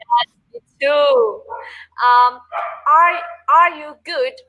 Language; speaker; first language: English; non-native, learner; Vietnamese